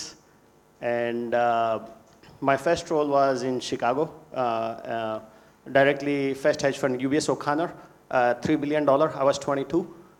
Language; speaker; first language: English; non-native, local second language; Hindi